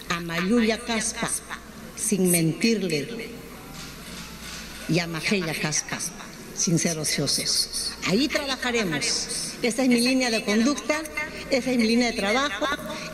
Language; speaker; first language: Spanish; native; Spanish